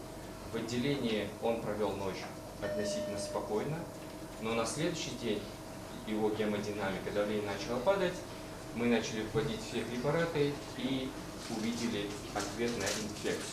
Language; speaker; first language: Russian; native; Russian